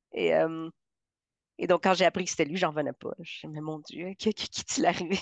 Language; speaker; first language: French; early bilingual, other home language; Spanish